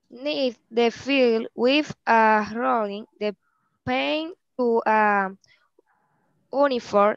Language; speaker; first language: English; non-native, learner; Spanish